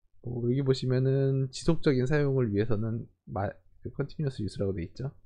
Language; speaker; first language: Korean; native; Korean